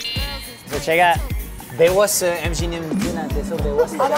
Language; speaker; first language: Korean; non-native, fluent; English